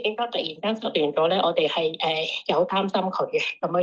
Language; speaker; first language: Cantonese; native; Cantonese